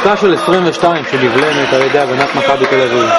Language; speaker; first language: Hebrew; native; Hebrew